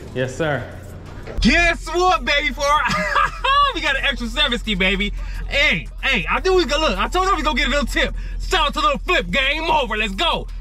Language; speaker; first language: English; native; English